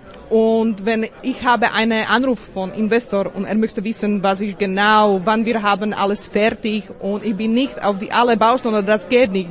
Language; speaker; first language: German; non-native, learner; Slovak